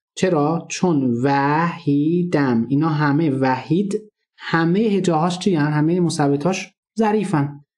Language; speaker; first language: Persian; non-native, local second language; Azerbaijani